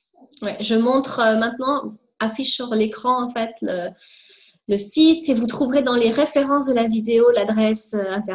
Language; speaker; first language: French; native; French